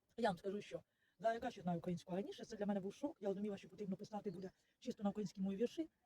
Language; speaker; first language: Ukrainian; non-native, local second language; Russian